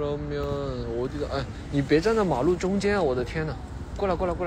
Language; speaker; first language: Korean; non-native, fluent; Chinese